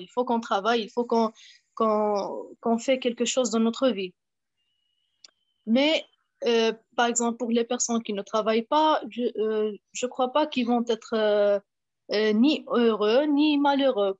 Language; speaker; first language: French; non-native, fluent; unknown